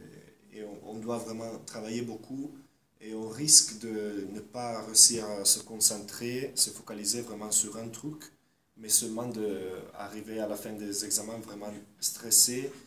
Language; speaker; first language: French; non-native, fluent; Italian